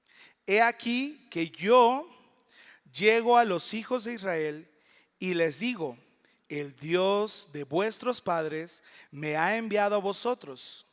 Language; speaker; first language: Spanish; native; Spanish